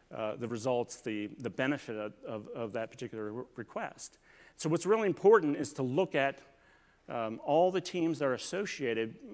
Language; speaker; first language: English; native; English